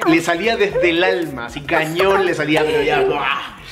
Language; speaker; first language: Spanish; native; Spanish